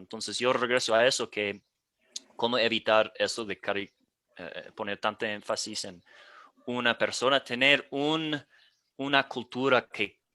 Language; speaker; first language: Spanish; non-native, fluent; English